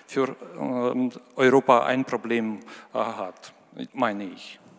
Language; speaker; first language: German; non-native, fluent; Ukrainian